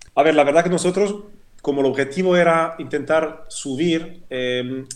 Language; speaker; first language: Spanish; non-native, fluent; French